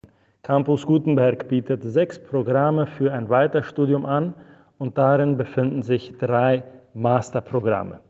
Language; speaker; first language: German; non-native, fluent; Spanish